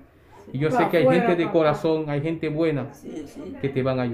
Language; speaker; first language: Spanish; native; Spanish